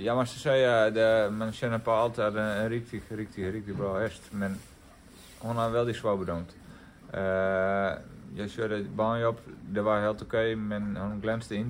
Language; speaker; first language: Swedish; non-native, fluent; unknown